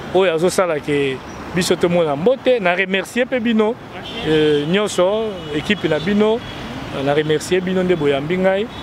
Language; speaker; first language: Lingala; native; Lingala